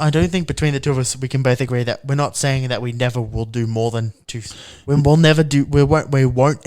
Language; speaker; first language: English; native; English